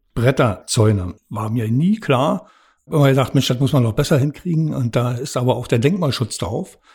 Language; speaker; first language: German; native; German